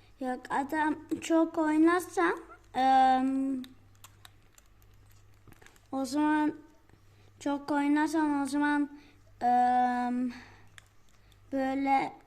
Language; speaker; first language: Turkish; early bilingual, heritage; Turkish